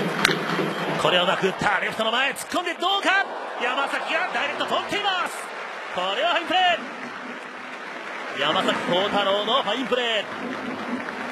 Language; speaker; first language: Japanese; native; Japanese